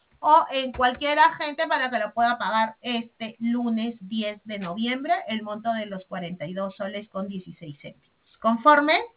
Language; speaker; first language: Spanish; native; Spanish